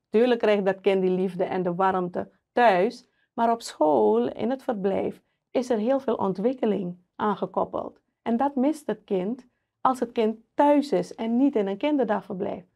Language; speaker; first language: Dutch; native; Dutch